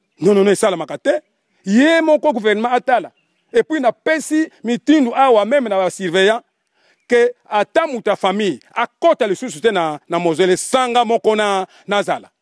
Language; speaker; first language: Lingala; non-native, local second language; Kongo